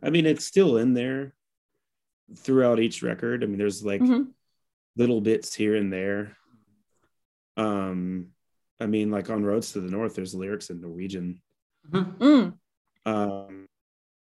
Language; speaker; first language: English; native; English